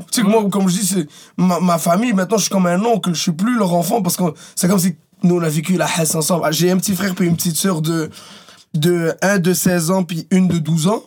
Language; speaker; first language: French; early bilingual, other home language; Arabic